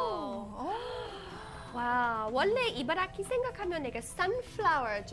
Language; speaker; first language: Korean; non-native, fluent; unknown